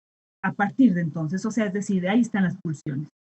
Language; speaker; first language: Spanish; native; Spanish